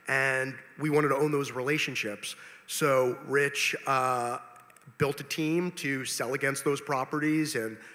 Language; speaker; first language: English; native; English